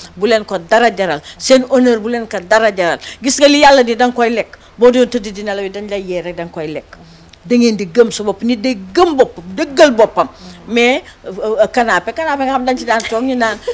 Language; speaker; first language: Wolof; non-native, local second language; Fula